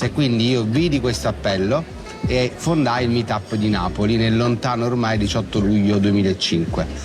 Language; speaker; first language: Italian; native; Italian